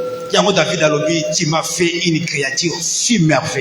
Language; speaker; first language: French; non-native, local second language; Lingala